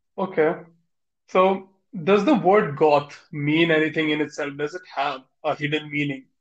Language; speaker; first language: English; non-native, local second language; Hindi